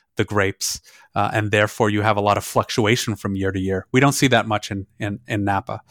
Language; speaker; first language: English; non-native, fluent; German